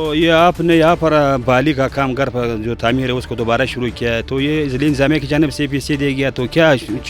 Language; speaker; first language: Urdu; non-native, local second language; Pashto